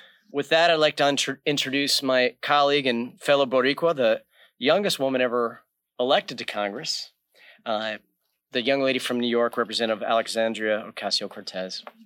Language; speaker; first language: English; native; English